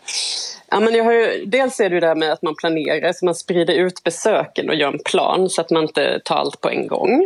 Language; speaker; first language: Swedish; native; Swedish